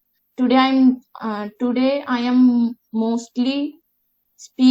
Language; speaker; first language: English; non-native, learner; Hindi